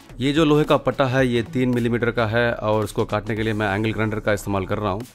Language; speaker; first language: Hindi; non-native, local second language; Tamil